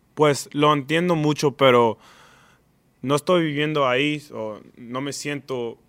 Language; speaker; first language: Spanish; early bilingual, other home language; English